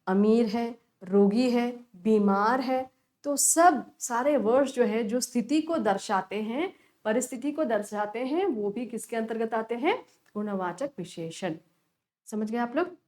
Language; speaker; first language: Hindi; non-native, local second language; Kannada